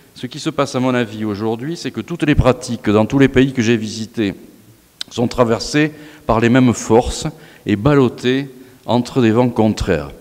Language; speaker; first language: French; native; French